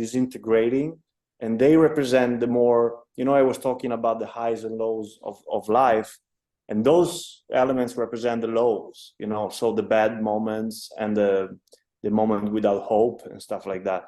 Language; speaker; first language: English; non-native, fluent; Italian